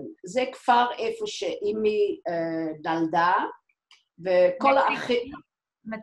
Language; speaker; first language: Hebrew; non-native, fluent; Dutch